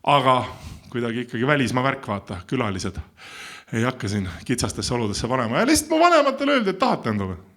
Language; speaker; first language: Estonian; non-native, local second language; Russian